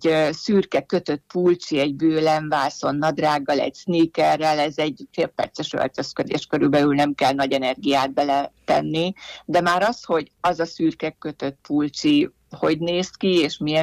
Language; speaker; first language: Hungarian; native; Hungarian